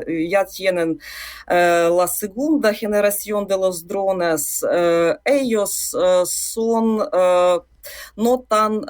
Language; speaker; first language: Spanish; non-native, fluent; Ukrainian